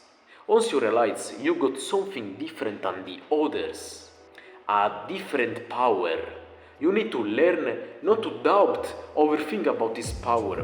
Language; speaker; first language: English; non-native, fluent; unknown